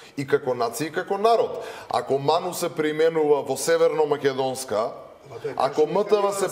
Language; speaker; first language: Macedonian; native; Macedonian